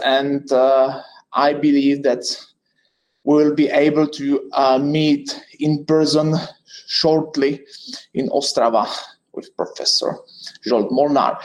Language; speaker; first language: English; non-native, fluent; Czech